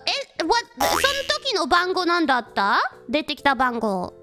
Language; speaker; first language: Japanese; non-native, learner; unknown